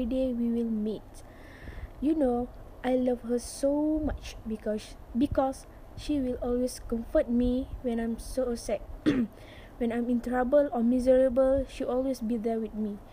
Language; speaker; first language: English; non-native, local second language; Malay